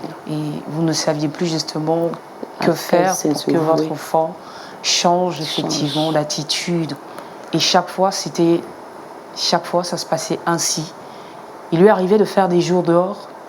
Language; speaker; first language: French; native; French